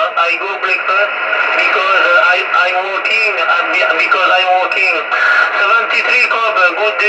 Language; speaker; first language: English; non-native, learner; French